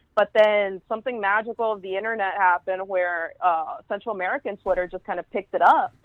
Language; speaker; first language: English; early bilingual, other home language; Spanish